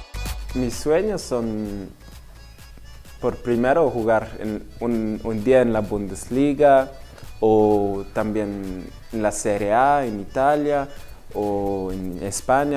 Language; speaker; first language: Spanish; early bilingual, heritage; Spanish